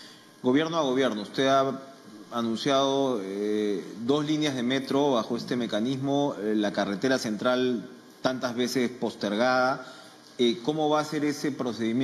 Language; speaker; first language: Spanish; native; Spanish